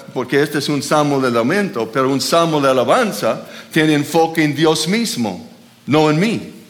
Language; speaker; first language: Spanish; non-native, fluent; English